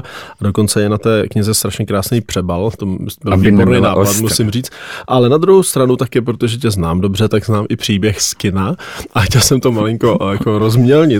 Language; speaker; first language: Czech; native; Czech